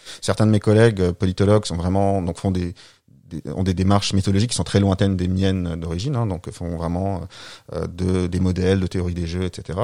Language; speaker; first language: French; non-native, fluent; Arabic